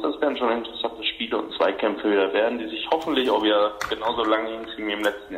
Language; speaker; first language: German; native; German